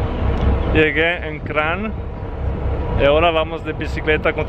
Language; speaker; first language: Spanish; non-native, fluent; Italian